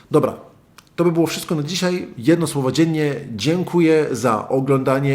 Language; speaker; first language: Polish; early bilingual, other home language; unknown